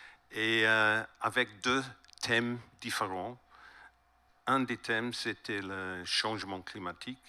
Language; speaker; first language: French; non-native, learner; English